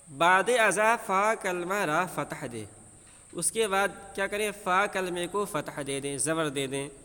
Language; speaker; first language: Urdu; native; Urdu